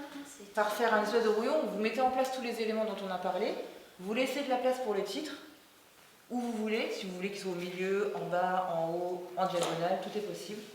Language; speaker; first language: French; native; French